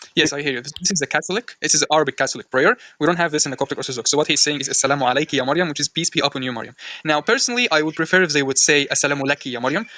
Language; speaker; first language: English; non-native, fluent; Arabic